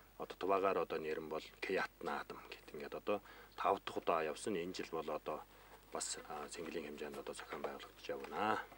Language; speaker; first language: Mongolian; non-native, local second language; Tuvinian